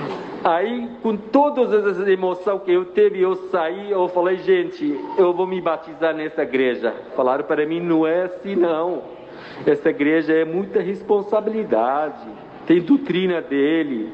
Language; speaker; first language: Portuguese; non-native, fluent; Arabic